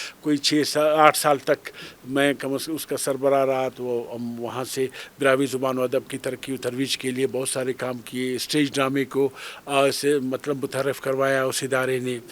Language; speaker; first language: Urdu; non-native, local second language; Brahui